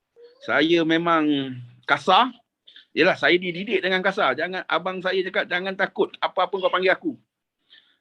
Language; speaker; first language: Indonesian; non-native, local second language; Malay